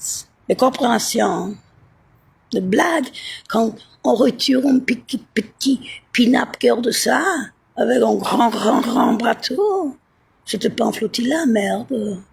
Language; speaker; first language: French; non-native, learner; Italian